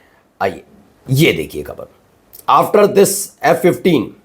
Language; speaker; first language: Hindi; native; Hindi